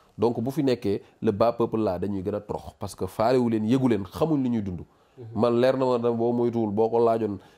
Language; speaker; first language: Wolof; native; Wolof